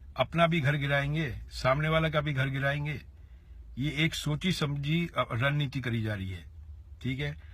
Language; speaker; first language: Hindi; native; Hindi